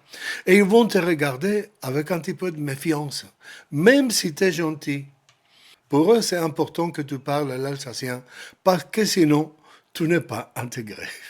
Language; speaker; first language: French; non-native, learner; Spanish